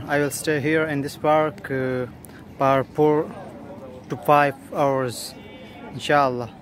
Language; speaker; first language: English; non-native, fluent; Pashto